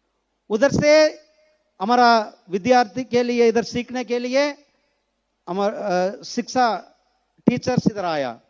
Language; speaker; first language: Hindi; non-native, local second language; Tamil